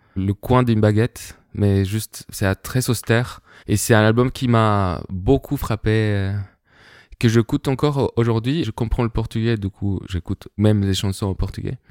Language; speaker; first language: French; non-native, fluent; Spanish